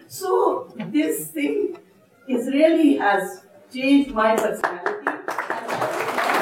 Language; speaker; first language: English; non-native, local second language; Urdu